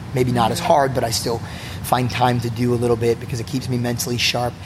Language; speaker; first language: English; native; English